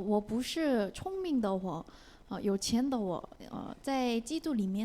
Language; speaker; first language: Chinese; non-native, learner; Korean